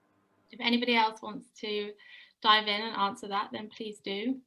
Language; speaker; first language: English; native; English